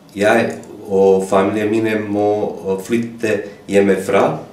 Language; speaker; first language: Norwegian; non-native, learner; Bosnian